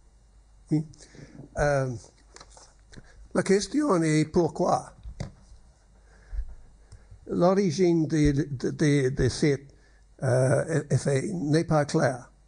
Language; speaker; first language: French; non-native, learner; English